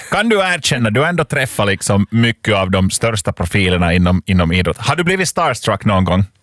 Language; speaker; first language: Swedish; native; Swedish